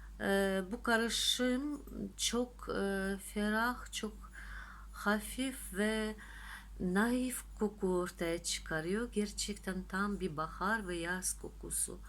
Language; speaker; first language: Turkish; non-native, fluent; Russian